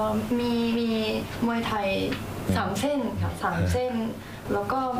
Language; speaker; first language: Thai; early bilingual, heritage; Japanese